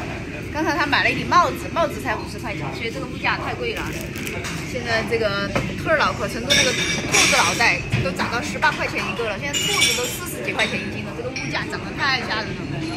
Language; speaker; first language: Chinese; native; Chinese